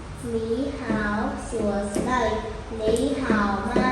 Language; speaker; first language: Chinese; non-native, learner; Khmer